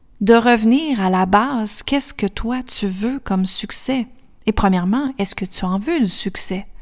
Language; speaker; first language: French; native; French